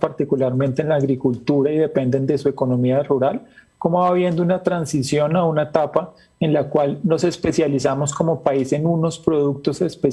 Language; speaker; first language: Spanish; native; Spanish